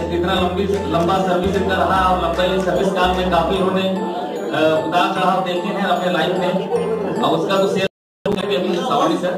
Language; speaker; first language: Hindi; native; Hindi